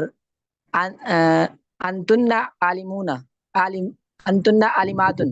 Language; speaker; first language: Arabic; non-native, learner; Urdu